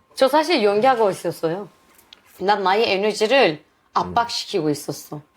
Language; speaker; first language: Korean; non-native, fluent; Turkish